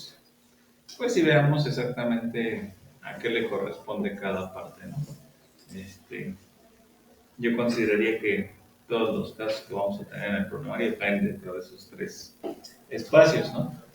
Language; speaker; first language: Spanish; native; Spanish